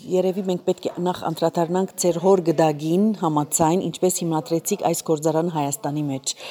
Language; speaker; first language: Armenian; early bilingual, heritage; Armenian